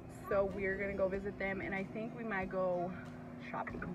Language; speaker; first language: English; early bilingual, other home language; Spanish